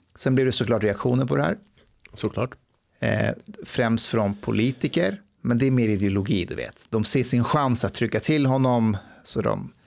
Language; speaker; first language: Swedish; early bilingual, other home language; Persian